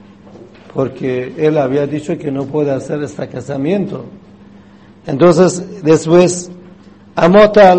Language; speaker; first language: Spanish; non-native, fluent; Persian